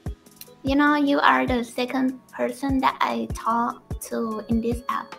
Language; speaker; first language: English; non-native, learner; Thai